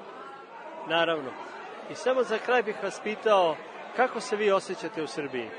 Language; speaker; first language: Serbian; native; Serbian